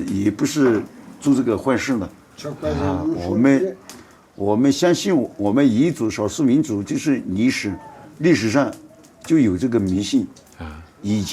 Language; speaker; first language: Chinese; non-native, local second language; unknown